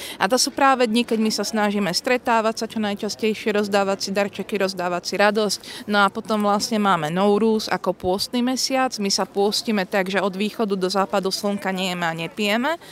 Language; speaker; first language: Slovak; native; Slovak